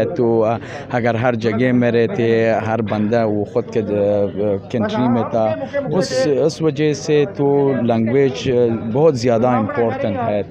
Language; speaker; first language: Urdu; non-native, learner; Pashto